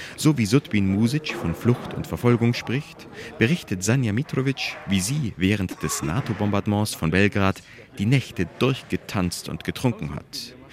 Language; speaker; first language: German; native; German